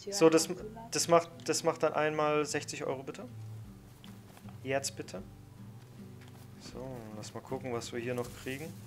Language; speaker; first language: German; native; German